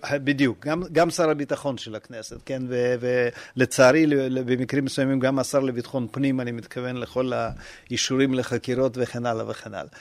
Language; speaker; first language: Hebrew; non-native, fluent; Russian